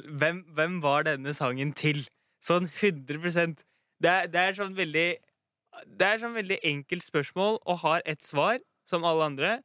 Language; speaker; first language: Norwegian; early bilingual, other home language; Arabic